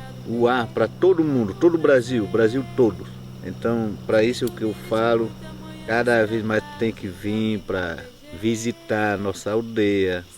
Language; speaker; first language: Portuguese; non-native, local second language; Kayapó